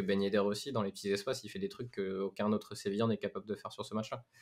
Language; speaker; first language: French; native; French